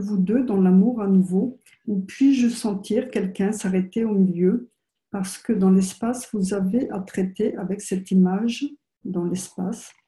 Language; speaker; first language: French; native; French